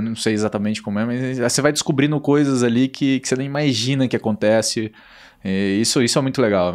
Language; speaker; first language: Portuguese; native; Portuguese